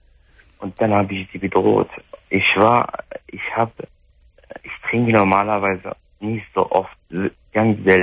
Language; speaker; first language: German; non-native, fluent; Arabic